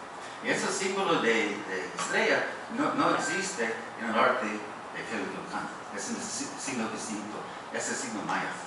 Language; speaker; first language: Spanish; non-native, fluent; English